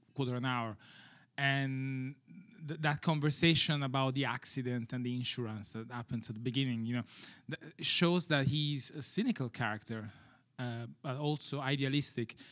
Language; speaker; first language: English; non-native, fluent; Italian